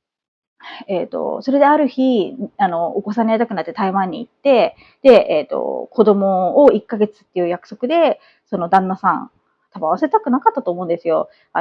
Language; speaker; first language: Japanese; native; Japanese